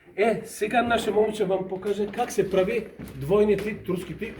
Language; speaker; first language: Bulgarian; non-native, learner; Serbian